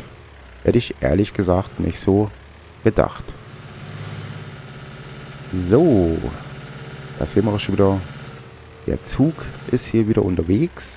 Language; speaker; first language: German; native; German